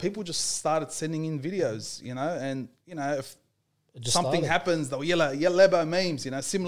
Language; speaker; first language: English; native; English